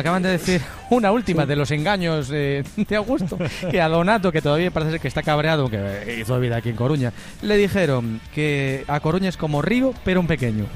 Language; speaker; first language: Spanish; native; Spanish